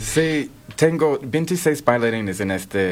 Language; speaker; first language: Spanish; non-native, learner; English